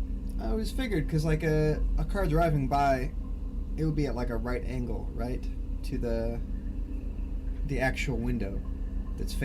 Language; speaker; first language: English; native; English